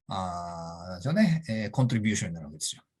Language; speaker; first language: Japanese; native; Japanese